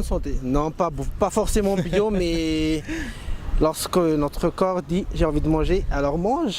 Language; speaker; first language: French; non-native, local second language; Malagasy